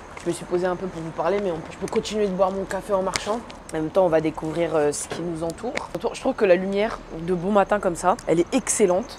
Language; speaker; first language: French; native; French